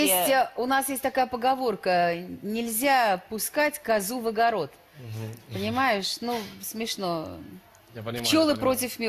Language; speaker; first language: Russian; native; Russian